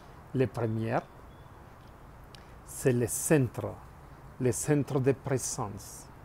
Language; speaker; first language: French; non-native, learner; Spanish